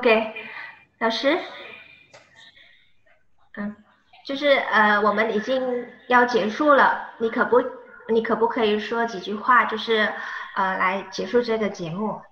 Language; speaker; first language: Chinese; non-native, fluent; Indonesian